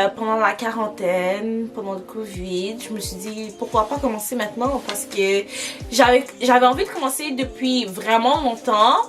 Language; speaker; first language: French; early bilingual, other home language; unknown